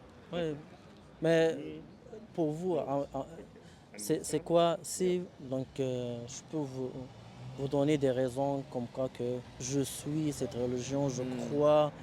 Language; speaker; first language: French; non-native, learner; Arabic